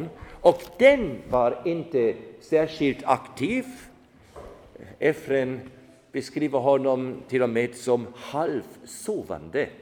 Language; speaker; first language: Swedish; non-native, fluent; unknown